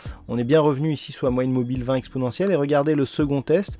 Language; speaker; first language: French; native; French